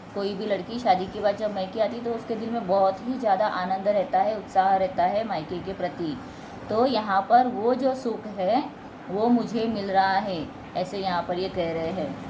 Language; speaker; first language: Hindi; non-native, local second language; Marathi